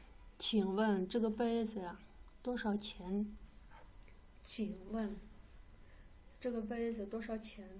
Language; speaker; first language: Chinese; non-native, fluent; Kyrgyz